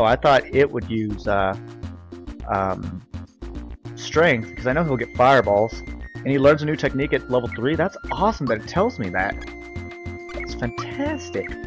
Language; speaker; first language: English; native; English